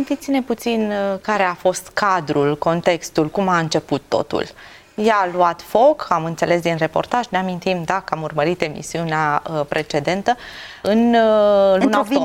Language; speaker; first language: Romanian; native; Romanian